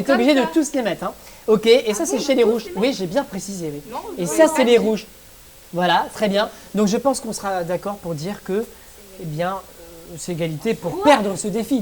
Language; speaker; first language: French; native; French